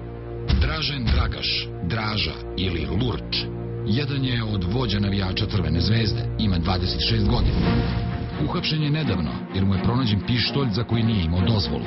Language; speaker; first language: Serbian; native; Serbian